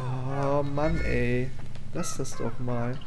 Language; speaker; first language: German; native; German